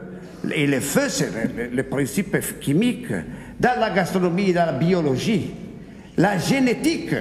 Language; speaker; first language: French; non-native, fluent; Italian